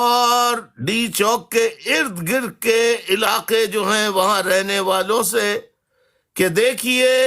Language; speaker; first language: Urdu; native; Urdu